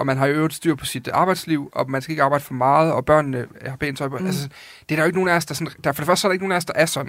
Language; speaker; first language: Danish; native; Danish